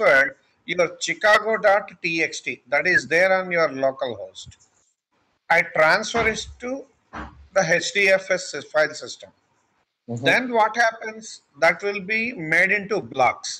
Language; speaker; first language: English; non-native, local second language; Telugu